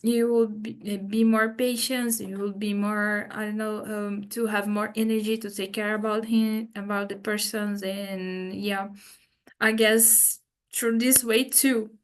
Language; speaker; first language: English; non-native, fluent; Portuguese